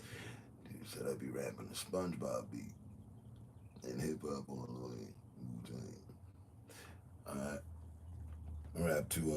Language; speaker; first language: English; native; English